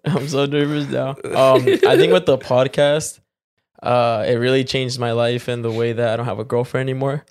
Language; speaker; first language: English; early bilingual, other home language; Spanish